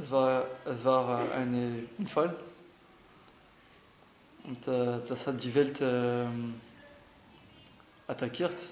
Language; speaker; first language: German; non-native, learner; French